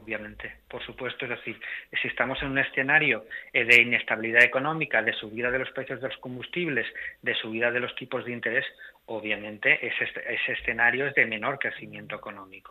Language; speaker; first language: Spanish; native; Spanish